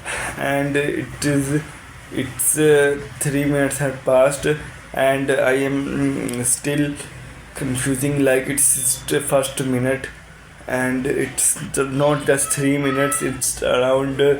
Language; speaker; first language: English; non-native, learner; Urdu